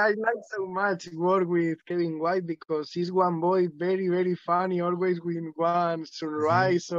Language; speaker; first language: English; non-native, learner; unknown